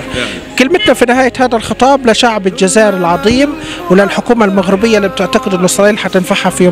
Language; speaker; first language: Arabic; native; Arabic